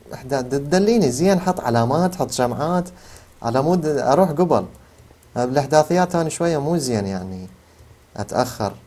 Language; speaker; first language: Arabic; native; Arabic